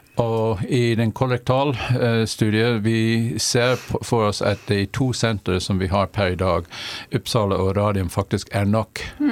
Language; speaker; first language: Norwegian; non-native, fluent; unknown